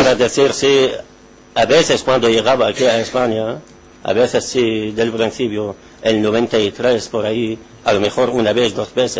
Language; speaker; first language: Spanish; non-native, learner; Arabic